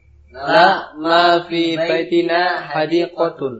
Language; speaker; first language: Arabic; non-native, learner; Indonesian